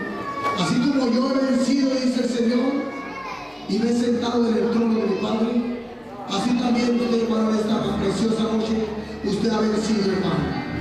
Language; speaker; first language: Spanish; native; Spanish